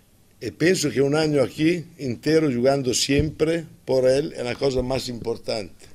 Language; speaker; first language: Spanish; non-native, fluent; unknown